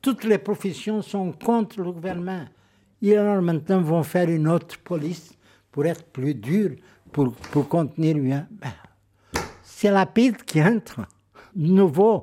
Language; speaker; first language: French; non-native, fluent; Portuguese